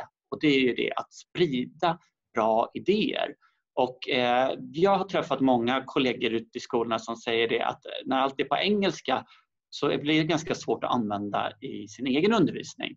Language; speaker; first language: Swedish; native; Swedish